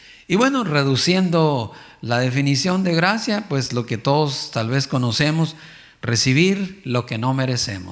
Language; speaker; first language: Spanish; native; Spanish